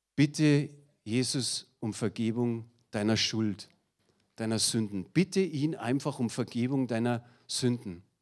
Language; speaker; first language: German; native; German